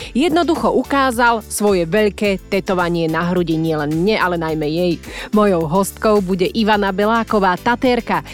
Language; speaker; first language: Slovak; native; Slovak